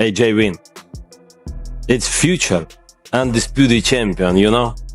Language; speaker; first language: English; non-native, learner; Ukrainian